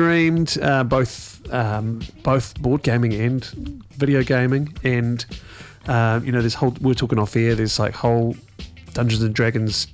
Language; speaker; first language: English; native; English